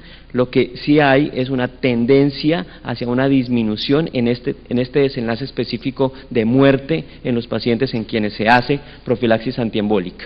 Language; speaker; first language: Spanish; native; Spanish